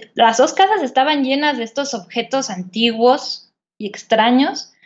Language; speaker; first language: Spanish; native; Spanish